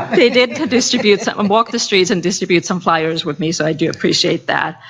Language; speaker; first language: English; non-native, fluent; Finnish